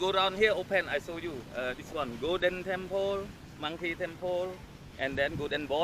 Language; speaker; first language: English; non-native, learner; Khmer